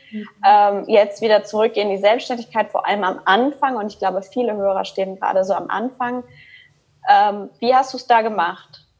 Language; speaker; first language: German; early bilingual, other home language; Croatian